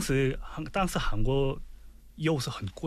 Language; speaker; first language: Chinese; non-native, fluent; Korean